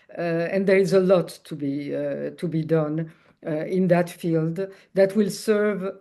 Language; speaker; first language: English; non-native, fluent; Georgian